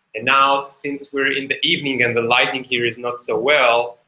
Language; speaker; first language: English; non-native, fluent; Hebrew